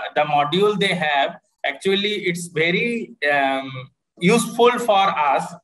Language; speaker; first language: English; non-native, local second language; Bangla